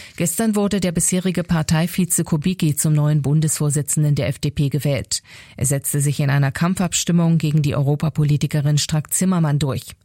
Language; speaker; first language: German; native; German